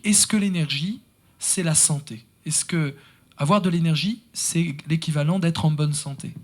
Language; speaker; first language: French; native; French